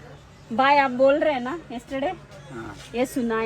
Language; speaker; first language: Hindi; non-native, local second language; Telugu